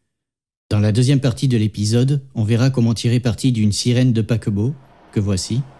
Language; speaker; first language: French; native; French